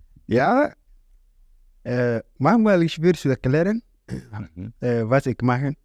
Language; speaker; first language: German; non-native, learner; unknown